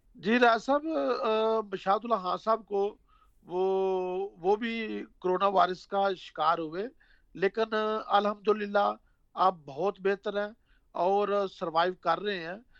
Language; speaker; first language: Urdu; non-native, local second language; Punjabi